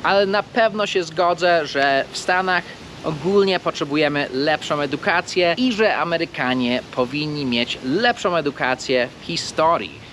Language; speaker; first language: Polish; non-native, fluent; English